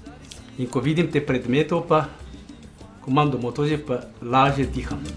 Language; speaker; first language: Slovenian; non-native, learner; Malagasy